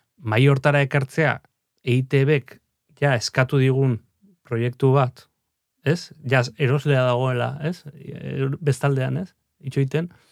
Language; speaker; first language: Basque; native; Basque